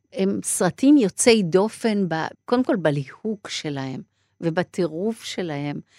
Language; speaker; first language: Hebrew; early bilingual, other home language; Persian